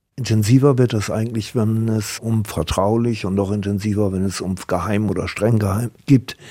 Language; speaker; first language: German; native; German